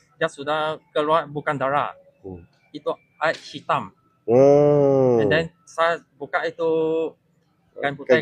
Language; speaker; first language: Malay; non-native, local second language; Chinese